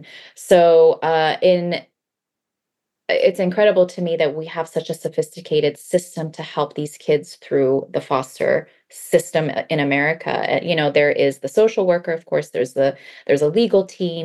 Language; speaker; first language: English; early bilingual, other home language; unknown